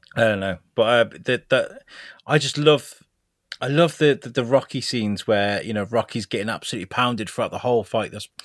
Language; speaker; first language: English; native; English